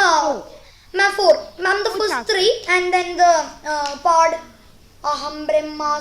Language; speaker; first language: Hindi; non-native, local second language; Malayalam